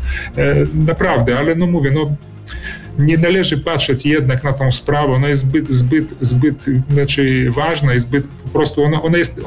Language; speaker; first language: Polish; early bilingual, heritage; Polish